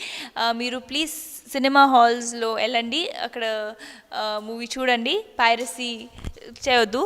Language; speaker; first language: Telugu; non-native, learner; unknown